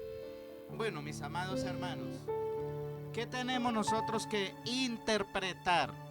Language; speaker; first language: Spanish; native; Spanish